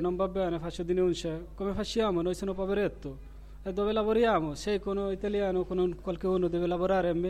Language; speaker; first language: Italian; non-native, learner; Bangla